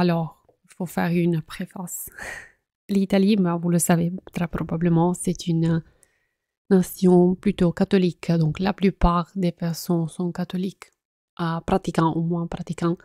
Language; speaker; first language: French; non-native, fluent; Italian